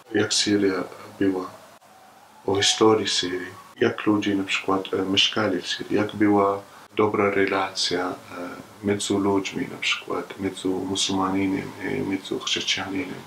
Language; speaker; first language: Polish; non-native, fluent; Arabic